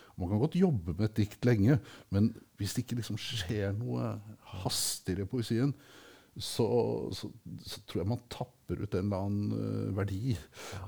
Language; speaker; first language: Norwegian; native; Norwegian